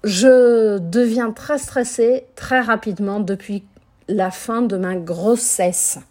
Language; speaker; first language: French; non-native, fluent; Portuguese